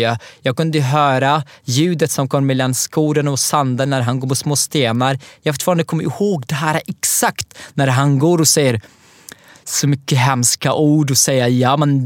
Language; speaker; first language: Swedish; non-native, fluent; Arabic